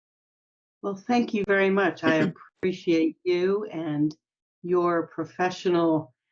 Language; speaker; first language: English; native; English